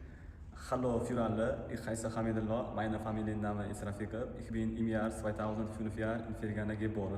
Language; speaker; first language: German; non-native, learner; Uzbek